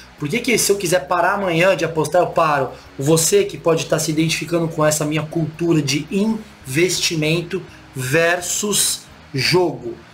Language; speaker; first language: Portuguese; native; Portuguese